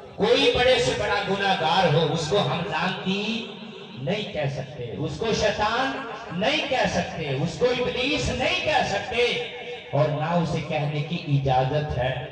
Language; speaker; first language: Urdu; non-native, local second language; Punjabi